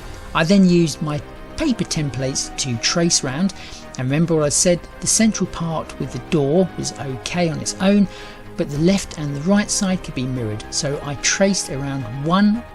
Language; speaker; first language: English; native; English